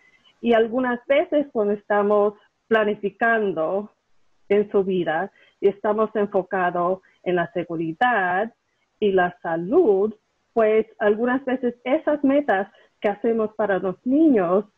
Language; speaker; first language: Spanish; early bilingual, heritage; Spanish